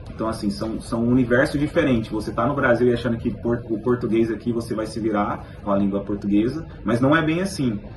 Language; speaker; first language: Portuguese; native; Portuguese